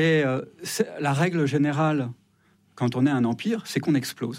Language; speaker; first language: French; native; French